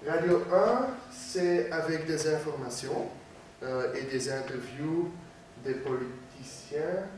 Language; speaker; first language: French; non-native, learner; Dutch